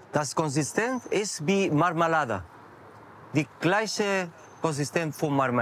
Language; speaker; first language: German; non-native, learner; Spanish